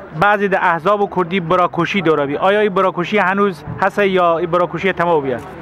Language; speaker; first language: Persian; non-native, local second language; Kurdish